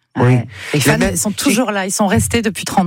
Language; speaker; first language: French; native; French